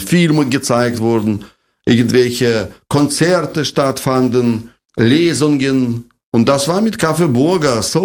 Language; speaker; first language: German; non-native, fluent; Russian